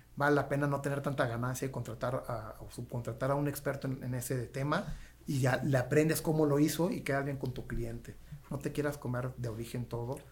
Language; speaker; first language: Spanish; native; Spanish